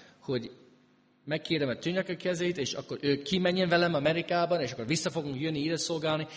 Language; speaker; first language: Hungarian; early bilingual, heritage; Hungarian